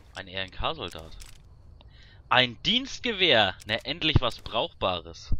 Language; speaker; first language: German; native; German